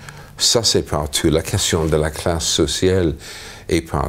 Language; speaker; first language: French; non-native, fluent; English